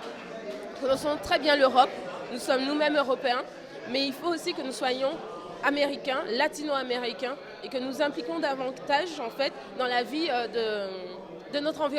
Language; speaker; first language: French; native; French